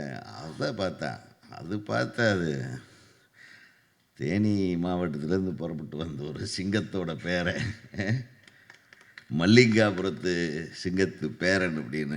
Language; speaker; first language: Tamil; native; Tamil